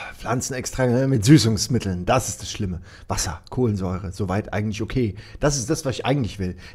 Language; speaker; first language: German; native; German